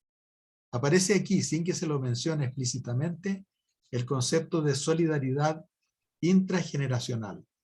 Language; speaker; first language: Spanish; native; Spanish